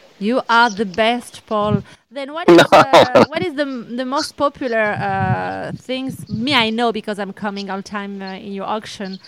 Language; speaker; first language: English; non-native, learner; French